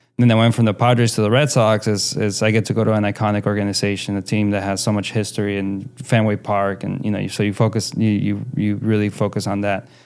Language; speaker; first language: English; early bilingual, other home language; Spanish